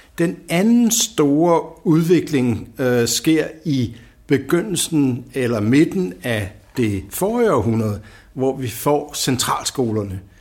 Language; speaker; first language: Danish; native; Danish